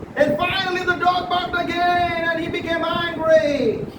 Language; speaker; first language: English; non-native, local second language; Marathi